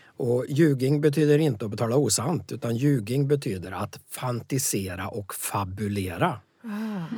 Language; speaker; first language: Swedish; native; Swedish